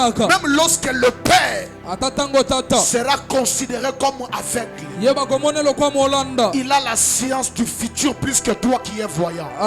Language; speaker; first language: French; non-native, local second language; Lingala